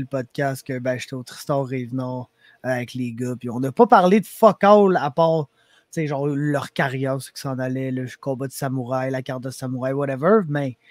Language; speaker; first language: French; native; French